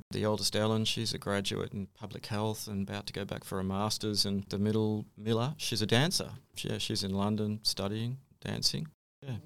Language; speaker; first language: English; native; English